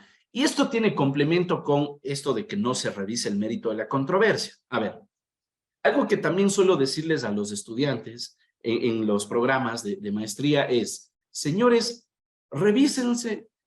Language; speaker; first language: Spanish; native; Spanish